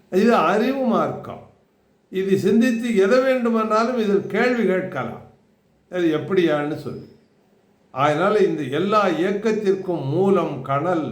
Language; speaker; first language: Tamil; native; Tamil